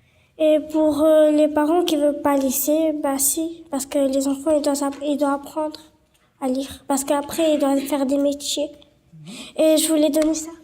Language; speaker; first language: French; non-native, learner; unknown